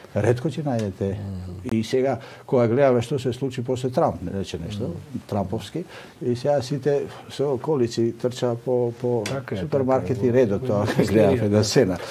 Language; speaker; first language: Macedonian; non-native, local second language; Albanian